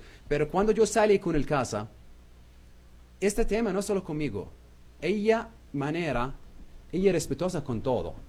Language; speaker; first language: Spanish; non-native, learner; Arabic